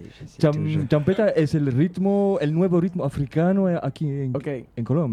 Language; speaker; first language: Spanish; non-native, fluent; French